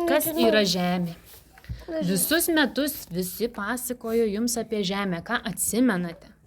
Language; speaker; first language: Lithuanian; native; Lithuanian